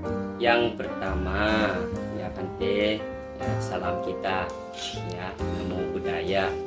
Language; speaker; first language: Indonesian; non-native, learner; Thai